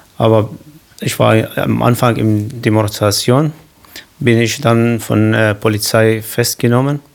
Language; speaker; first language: German; non-native, learner; Kurdish